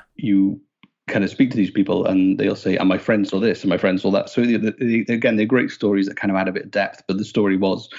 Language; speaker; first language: English; native; English